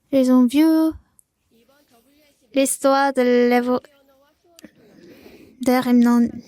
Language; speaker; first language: French; non-native, learner; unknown